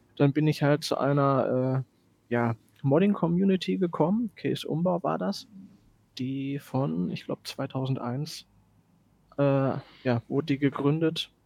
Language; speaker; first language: German; native; German